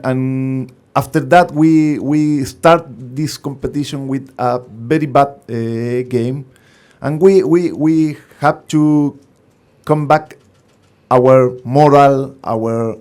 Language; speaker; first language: English; non-native, learner; Spanish